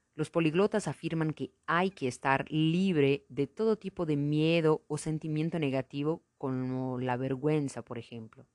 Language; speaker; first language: Spanish; non-native, fluent; Portuguese